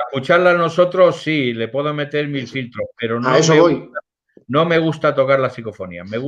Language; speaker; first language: Spanish; native; Spanish